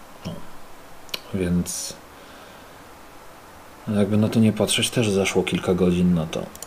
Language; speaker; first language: Polish; native; Polish